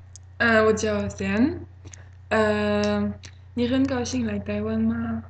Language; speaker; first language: Chinese; non-native, learner; French